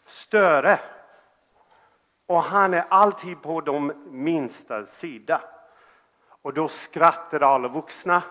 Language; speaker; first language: Swedish; non-native, fluent; English